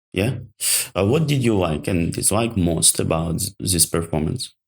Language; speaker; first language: English; non-native, learner; Ukrainian